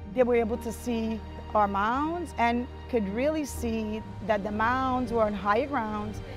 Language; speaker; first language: English; early bilingual, other home language; French